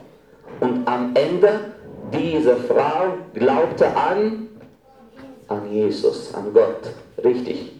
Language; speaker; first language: German; non-native, fluent; Arabic